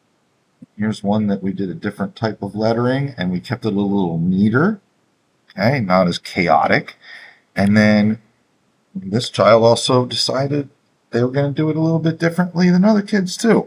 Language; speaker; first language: English; native; English